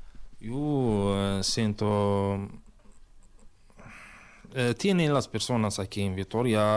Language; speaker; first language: Spanish; non-native, learner; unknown